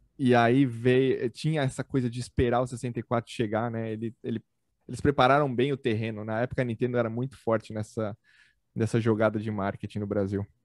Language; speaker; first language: Portuguese; native; Portuguese